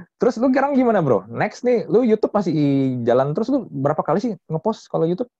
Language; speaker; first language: Indonesian; native; Indonesian